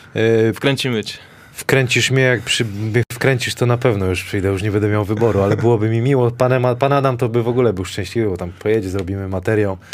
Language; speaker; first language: Polish; native; Polish